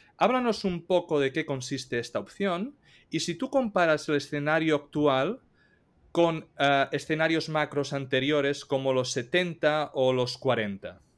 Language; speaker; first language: Spanish; native; Spanish